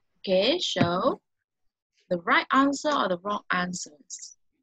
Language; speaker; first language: English; non-native, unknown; Vietnamese